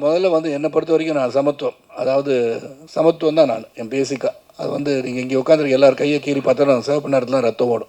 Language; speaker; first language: Tamil; native; Tamil